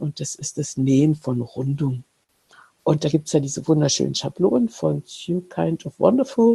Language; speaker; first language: German; native; German